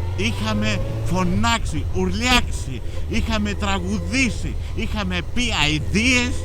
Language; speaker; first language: Greek; early bilingual, heritage; Greek